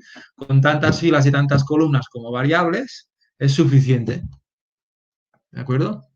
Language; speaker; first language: Spanish; native; Spanish